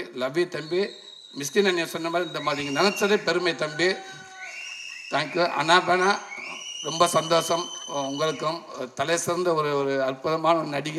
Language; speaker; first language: Tamil; native; Tamil